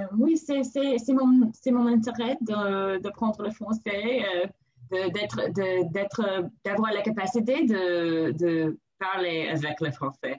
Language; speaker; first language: French; non-native, learner; English